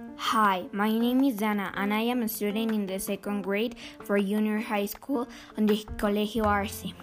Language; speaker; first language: English; non-native, learner; Spanish